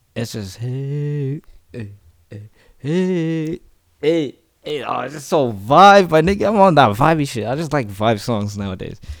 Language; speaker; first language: English; native; English